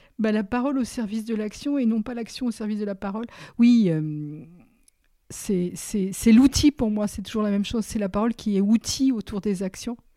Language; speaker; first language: French; native; French